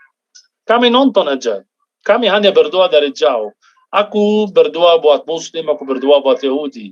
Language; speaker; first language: Indonesian; non-native, fluent; Arabic